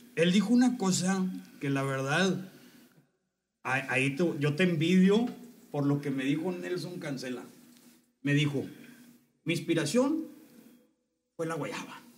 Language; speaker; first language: Spanish; native; Spanish